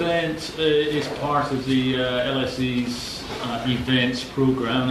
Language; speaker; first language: English; native; English